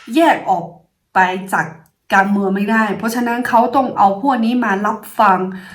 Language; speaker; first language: Thai; non-native, fluent; Chinese